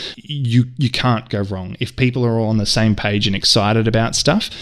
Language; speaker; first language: English; native; English